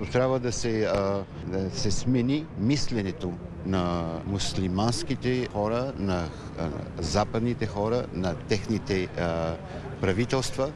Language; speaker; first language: Bulgarian; non-native, fluent; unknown